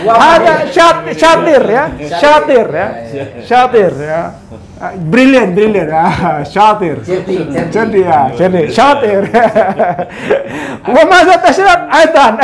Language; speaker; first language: Arabic; non-native, fluent; Indonesian